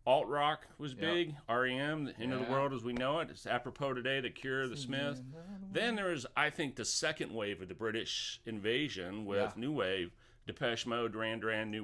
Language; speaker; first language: English; native; English